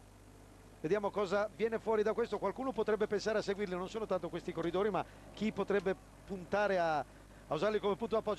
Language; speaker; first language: Italian; native; Italian